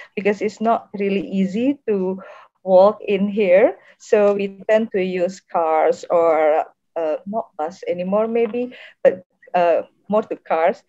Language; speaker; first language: English; non-native, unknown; Indonesian